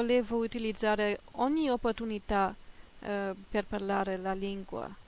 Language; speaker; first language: Italian; non-native, fluent; German